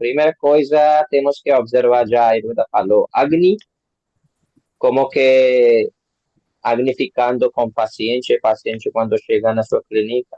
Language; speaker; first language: Portuguese; non-native, learner; Hindi